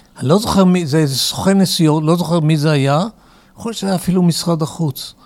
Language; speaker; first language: Hebrew; early bilingual, other home language; English